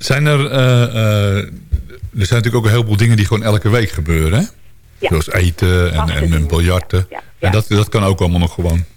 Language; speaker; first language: Dutch; native; Dutch